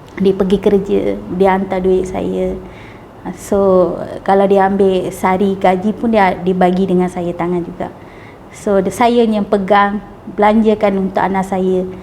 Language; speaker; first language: Malay; non-native, local second language; Tamil